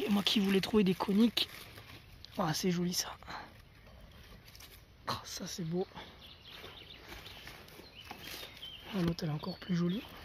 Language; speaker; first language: French; native; French